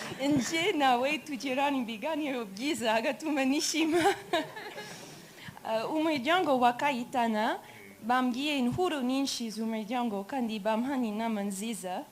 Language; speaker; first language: Kinyarwanda; non-native, learner; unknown